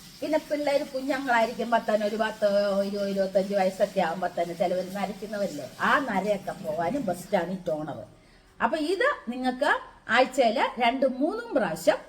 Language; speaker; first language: Malayalam; native; Malayalam